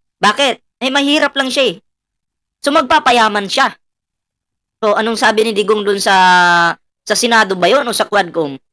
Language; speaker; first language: Filipino; non-native, local second language; Cebuano